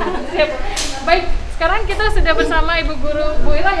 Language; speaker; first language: Indonesian; native; Indonesian